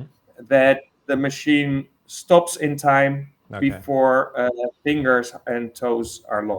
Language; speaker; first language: English; non-native, fluent; Dutch